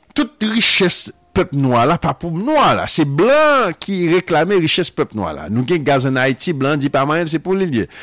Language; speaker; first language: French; non-native, local second language; Haitian Creole